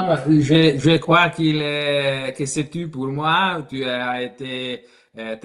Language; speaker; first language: French; non-native, learner; Italian